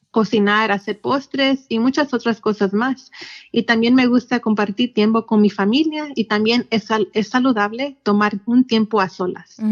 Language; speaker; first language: Spanish; early bilingual, heritage; Spanish